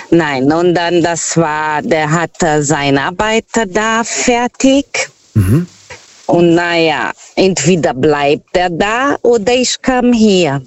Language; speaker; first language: German; non-native, fluent; Portuguese